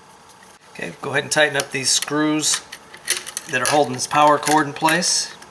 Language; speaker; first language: English; native; English